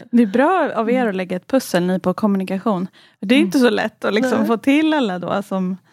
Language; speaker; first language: Swedish; native; Swedish